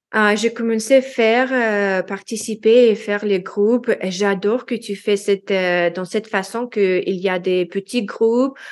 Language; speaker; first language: French; non-native, learner; Russian